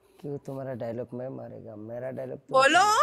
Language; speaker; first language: Hindi; non-native, learner; Bangla